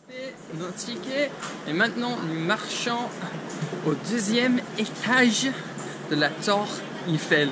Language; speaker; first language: French; non-native, fluent; English